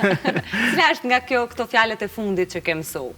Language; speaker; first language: Albanian; native; Albanian